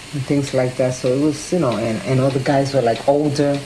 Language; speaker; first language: English; early bilingual, other home language; Spanish